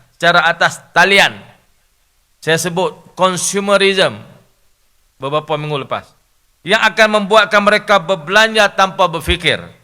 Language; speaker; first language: Malay; native; Malay